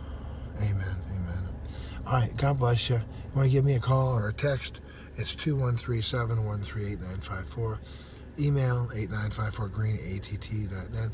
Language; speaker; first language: English; native; English